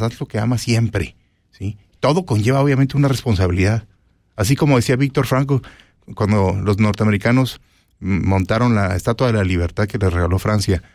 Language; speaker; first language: Spanish; native; Spanish